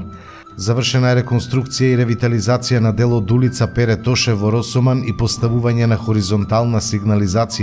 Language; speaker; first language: Macedonian; native; Macedonian